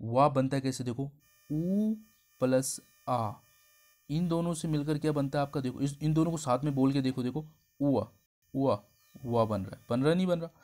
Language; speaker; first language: Hindi; native; Hindi